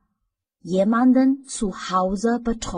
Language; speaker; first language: German; non-native, fluent; Chinese